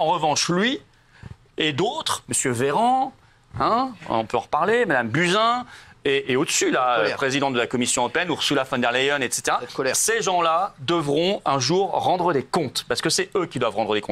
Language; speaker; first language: French; native; French